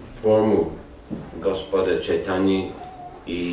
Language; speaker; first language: Russian; non-native, learner; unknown